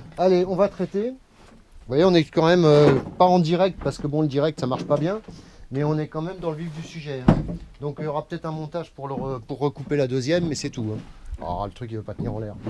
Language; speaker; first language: French; native; French